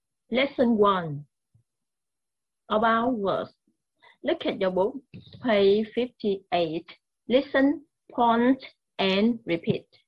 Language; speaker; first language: English; non-native, fluent; Vietnamese